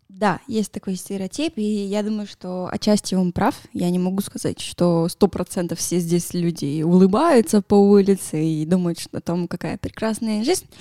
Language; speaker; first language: Russian; non-native, fluent; Spanish